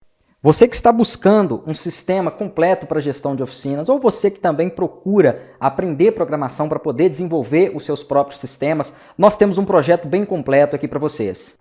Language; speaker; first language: Portuguese; native; Portuguese